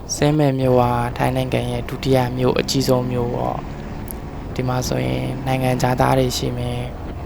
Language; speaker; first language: Burmese; native; Burmese